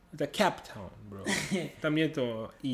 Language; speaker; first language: Russian; non-native, learner; English